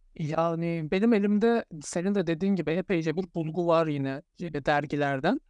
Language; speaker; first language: Turkish; native; Turkish